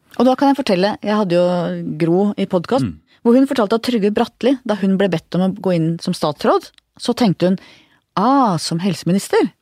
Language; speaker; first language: Norwegian; native; Norwegian